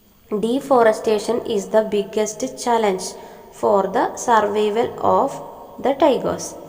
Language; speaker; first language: English; non-native, local second language; Malayalam